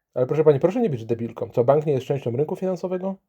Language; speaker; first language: Polish; native; Polish